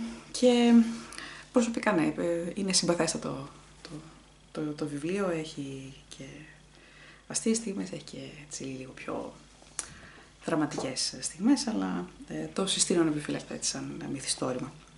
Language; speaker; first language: Greek; native; Greek